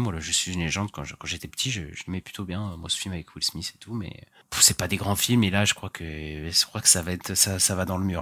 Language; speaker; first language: French; native; French